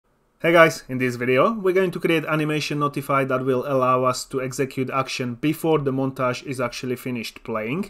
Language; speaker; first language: English; non-native, fluent; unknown